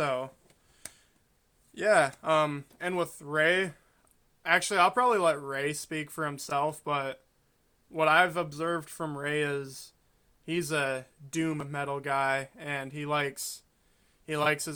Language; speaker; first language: English; native; English